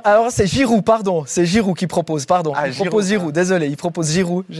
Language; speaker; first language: French; native; French